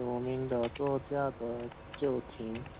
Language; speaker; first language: Chinese; non-native, learner; Korean